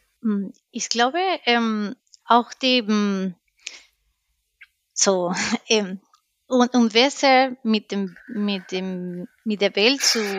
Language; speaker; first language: German; non-native, learner; Spanish